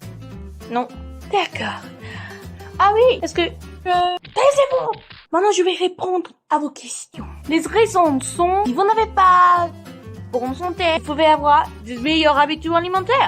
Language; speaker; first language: French; non-native, learner; Spanish